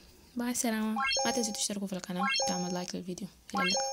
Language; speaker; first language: Arabic; native; Arabic